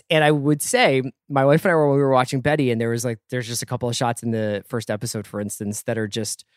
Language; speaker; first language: English; native; English